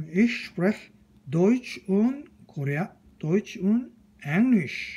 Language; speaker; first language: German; non-native, fluent; Korean